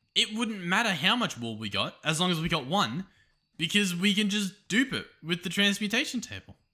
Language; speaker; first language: English; native; English